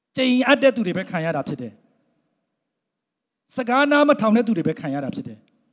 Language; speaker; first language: Burmese; non-native, local second language; Hakha Chin